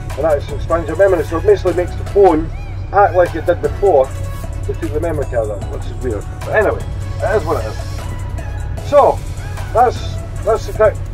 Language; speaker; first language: English; native; English